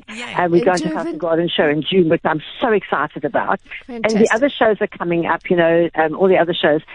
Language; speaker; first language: English; native; English